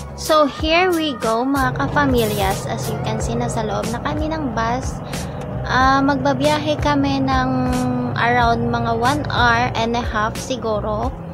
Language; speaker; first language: Filipino; native; Filipino